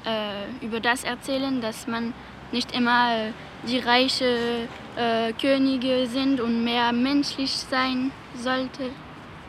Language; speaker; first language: German; non-native, learner; French